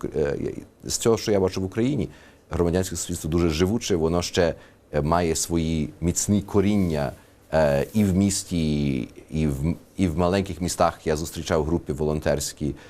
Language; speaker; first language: Ukrainian; early bilingual, heritage; Ukrainian